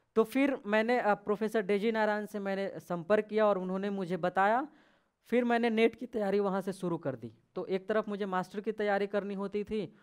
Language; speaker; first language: Hindi; native; Hindi